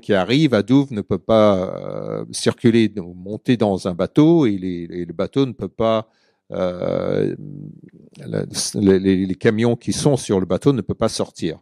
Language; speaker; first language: French; early bilingual, other home language; English